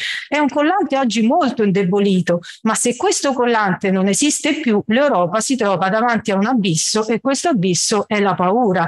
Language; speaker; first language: Italian; native; Italian